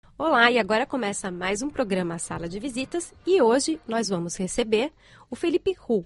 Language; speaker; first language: Portuguese; native; Portuguese